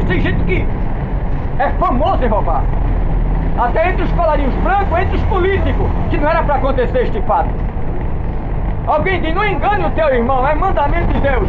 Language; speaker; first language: Portuguese; native; Portuguese